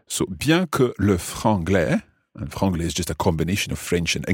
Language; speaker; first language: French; non-native, fluent; English